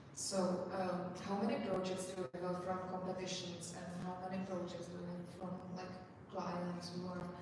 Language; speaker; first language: English; non-native, fluent; Czech